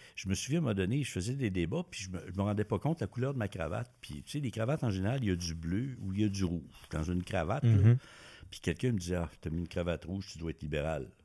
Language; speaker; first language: French; native; French